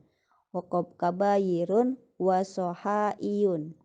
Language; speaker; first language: Arabic; non-native, learner; Indonesian